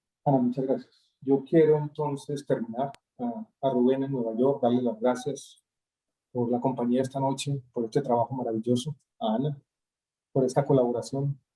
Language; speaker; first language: Spanish; native; Spanish